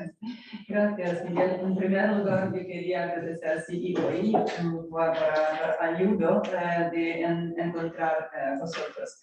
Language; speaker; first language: Spanish; non-native, learner; Ukrainian